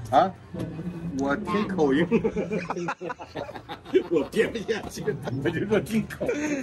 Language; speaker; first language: Chinese; native; Chinese